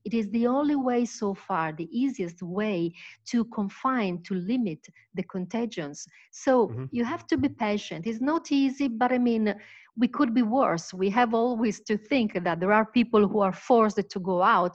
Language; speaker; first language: English; non-native, fluent; Italian